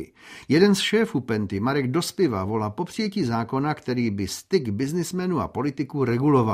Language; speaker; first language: Czech; native; Czech